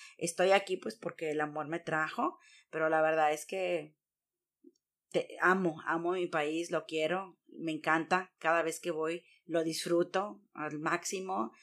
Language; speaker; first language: Spanish; native; Spanish